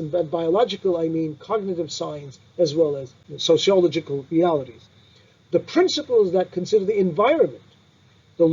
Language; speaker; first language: English; non-native, fluent; Turkish